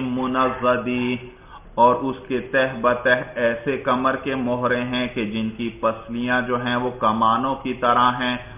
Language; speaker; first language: Urdu; native; Urdu